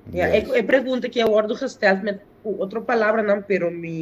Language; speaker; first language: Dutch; non-native, local second language; Papiamento